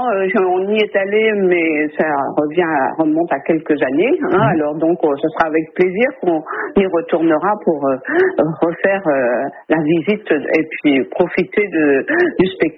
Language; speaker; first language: French; native; French